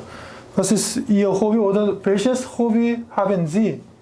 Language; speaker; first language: German; non-native, fluent; Korean